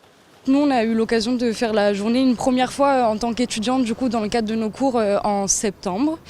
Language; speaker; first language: French; native; French